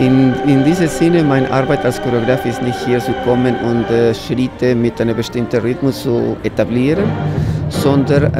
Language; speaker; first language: German; non-native, fluent; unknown